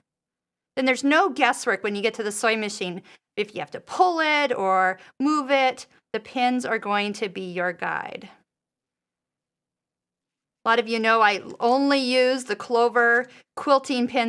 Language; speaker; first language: English; native; English